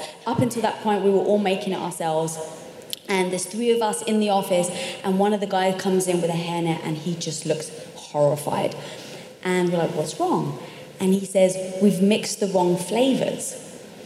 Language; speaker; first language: English; native; English